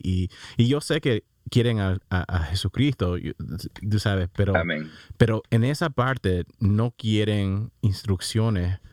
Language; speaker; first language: Spanish; early bilingual, heritage; Spanish